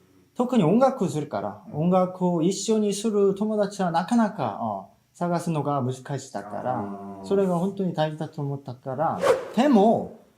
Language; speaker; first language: Japanese; non-native, fluent; Korean